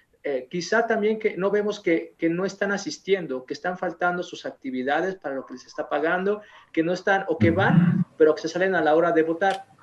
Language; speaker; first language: Spanish; native; Spanish